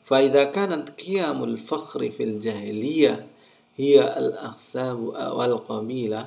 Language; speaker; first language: Arabic; non-native, fluent; Indonesian